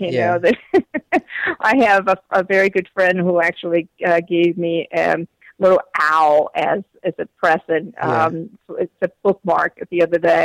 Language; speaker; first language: English; non-native, fluent; Spanish